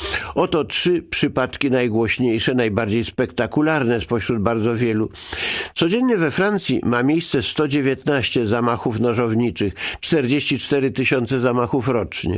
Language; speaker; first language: Polish; native; Polish